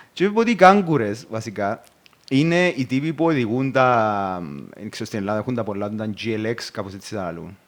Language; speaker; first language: Greek; native; Greek